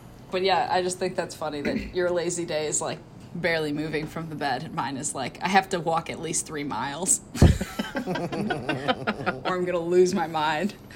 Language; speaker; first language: English; native; English